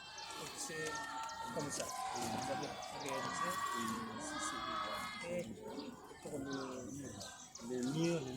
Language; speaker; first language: French; non-native, fluent; Japanese